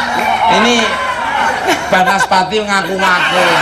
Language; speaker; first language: Indonesian; native; Indonesian